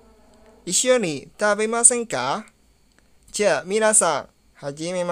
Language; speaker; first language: Japanese; non-native, fluent; Indonesian